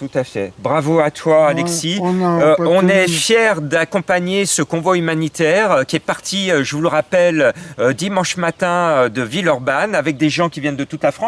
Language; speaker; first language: French; native; French